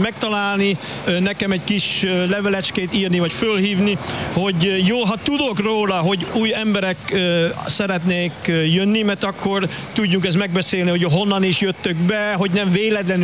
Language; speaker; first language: Hungarian; non-native, fluent; Dutch